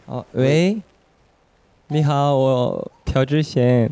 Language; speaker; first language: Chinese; non-native, learner; Korean